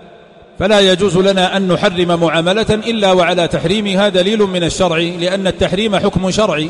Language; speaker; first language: Arabic; native; Arabic